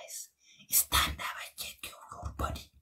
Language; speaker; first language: English; non-native, learner; Amharic